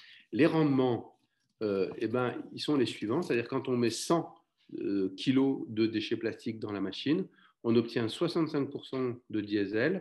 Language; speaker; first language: French; native; French